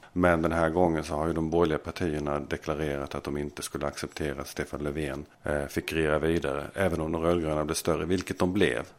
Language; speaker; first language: Swedish; native; Swedish